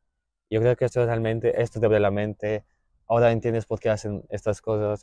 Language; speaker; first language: Spanish; non-native, fluent; German